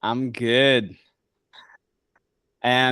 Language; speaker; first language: English; non-native, fluent; Portuguese